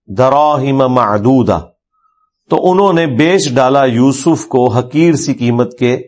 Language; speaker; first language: Urdu; non-native, local second language; Punjabi